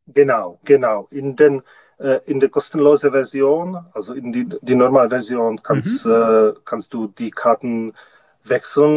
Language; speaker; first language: German; non-native, learner; Czech